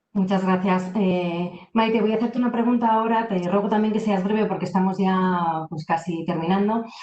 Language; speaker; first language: Spanish; native; Spanish